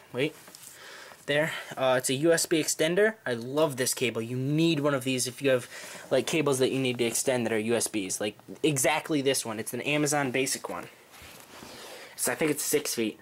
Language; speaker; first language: English; native; English